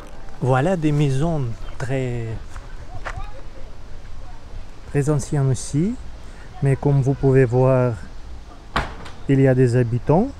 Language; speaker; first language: French; non-native, learner; Russian